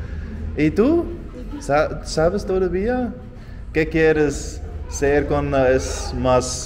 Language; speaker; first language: Spanish; non-native, learner; Dutch